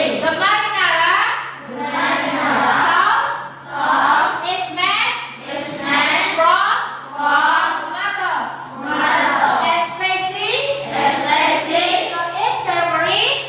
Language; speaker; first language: English; non-native, learner; Indonesian